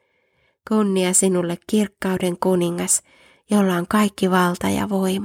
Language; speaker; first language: Finnish; native; Finnish